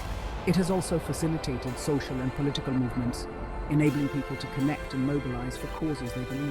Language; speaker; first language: English; non-native, local second language; Hindi